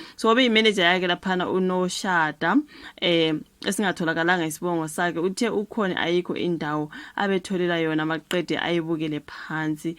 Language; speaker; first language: Zulu; native; Zulu